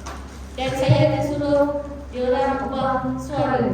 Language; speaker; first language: Malay; native; Malay